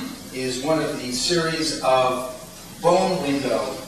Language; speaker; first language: English; native; English